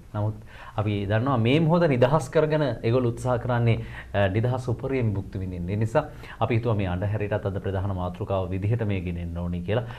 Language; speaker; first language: Sinhala; native; Sinhala